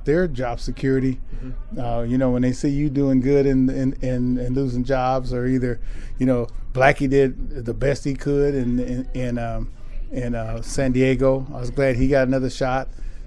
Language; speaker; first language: English; native; English